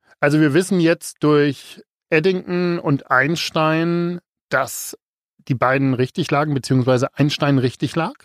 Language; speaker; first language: German; native; German